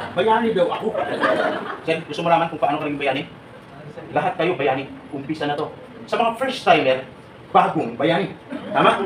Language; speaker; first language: Filipino; native; Filipino